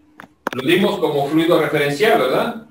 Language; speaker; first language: Spanish; native; Spanish